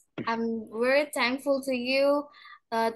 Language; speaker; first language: English; non-native, learner; Indonesian